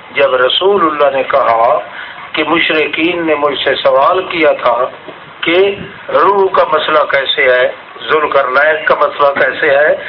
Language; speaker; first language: Urdu; non-native, local second language; Saraiki